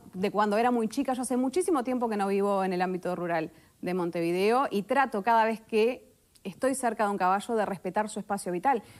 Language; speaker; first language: Spanish; native; Spanish